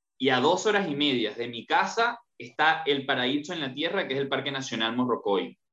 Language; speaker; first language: Spanish; native; Spanish